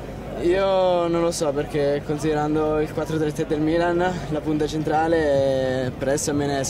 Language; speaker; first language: Italian; native; Italian